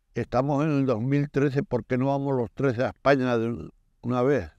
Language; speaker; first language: Spanish; native; Spanish